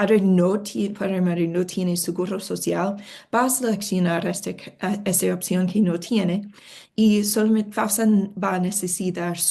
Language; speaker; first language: Spanish; non-native, fluent; English